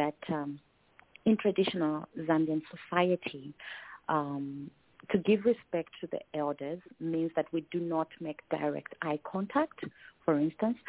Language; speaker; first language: English; non-native, local second language; Tumbuka